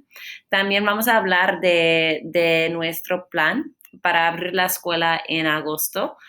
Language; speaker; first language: Spanish; non-native, fluent; English